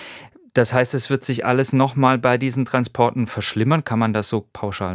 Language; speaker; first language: German; native; German